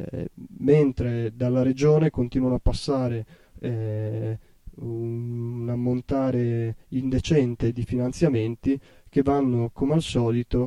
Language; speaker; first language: Italian; native; Italian